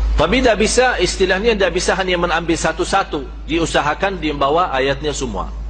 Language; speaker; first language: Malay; non-native, fluent; Arabic